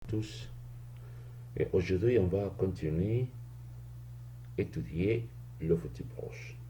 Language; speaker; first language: French; non-native, fluent; Spanish